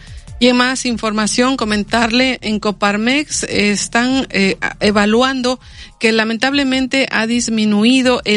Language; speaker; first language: Spanish; native; Spanish